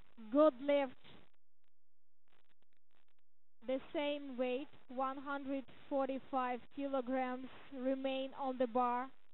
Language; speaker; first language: English; non-native, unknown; Ukrainian